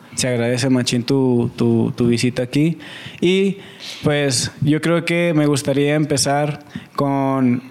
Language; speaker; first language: Spanish; native; Spanish